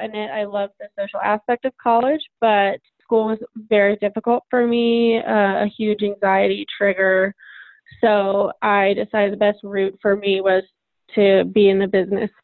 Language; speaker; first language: English; native; English